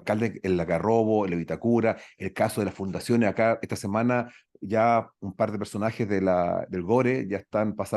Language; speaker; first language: Spanish; native; Spanish